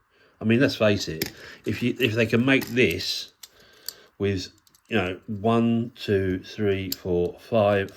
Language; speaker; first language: English; native; English